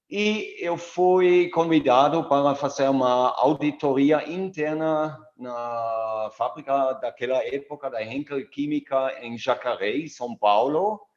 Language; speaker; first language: Portuguese; non-native, fluent; German